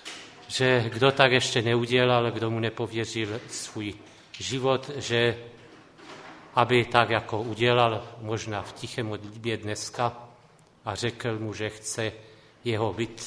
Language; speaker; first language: Czech; non-native, local second language; Polish